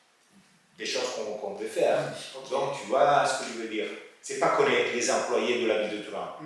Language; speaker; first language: French; non-native, fluent; Italian